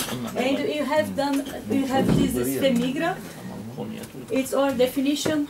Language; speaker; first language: English; non-native, learner; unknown